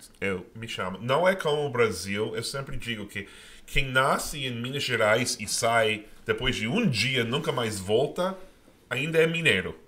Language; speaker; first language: Portuguese; non-native, fluent; English